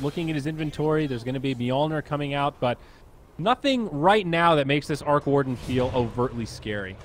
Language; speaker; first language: English; native; English